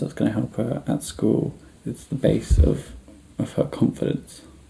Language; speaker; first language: English; native; English